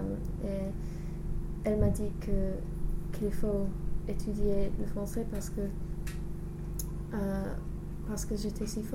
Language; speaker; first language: French; non-native, learner; English